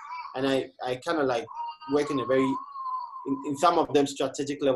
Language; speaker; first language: English; non-native, local second language; Akan